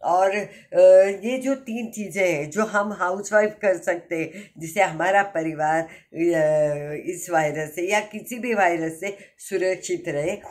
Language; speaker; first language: Hindi; non-native, local second language; Marathi